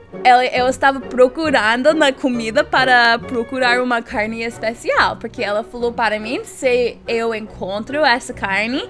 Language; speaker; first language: Portuguese; non-native, learner; English